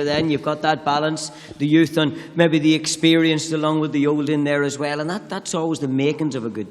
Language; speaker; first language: English; native; English